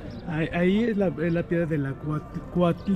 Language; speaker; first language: Spanish; native; Spanish